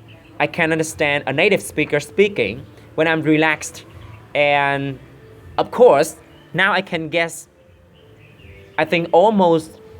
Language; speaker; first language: English; non-native, learner; Vietnamese